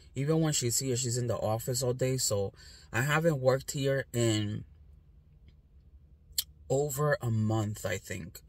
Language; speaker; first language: English; native; English